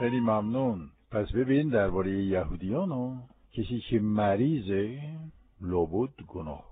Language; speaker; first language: Persian; non-native, fluent; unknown